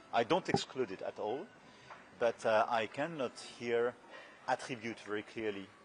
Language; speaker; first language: English; non-native, fluent; French